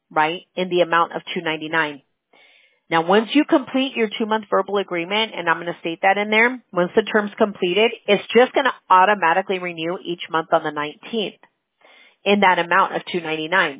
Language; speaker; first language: English; early bilingual, other home language; Spanish